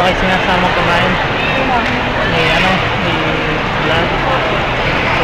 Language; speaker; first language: Filipino; early bilingual, heritage; Filipino